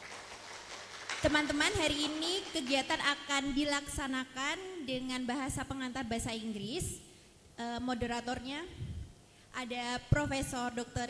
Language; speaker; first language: Indonesian; native; Indonesian